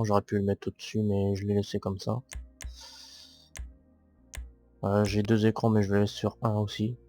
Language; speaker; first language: French; native; French